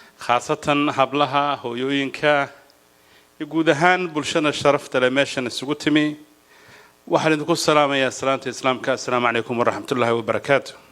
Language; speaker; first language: Somali; native; Somali